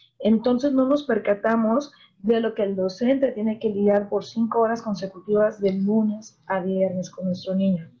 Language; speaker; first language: Spanish; native; Spanish